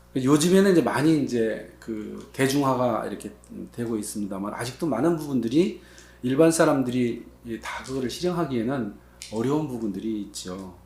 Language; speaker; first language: Korean; native; Korean